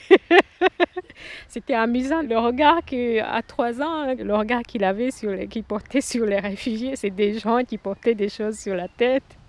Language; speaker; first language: French; non-native, local second language; Kinyarwanda